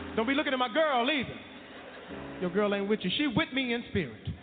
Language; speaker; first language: English; native; English